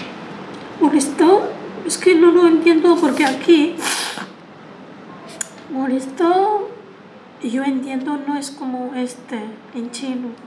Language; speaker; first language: Spanish; non-native, learner; Chinese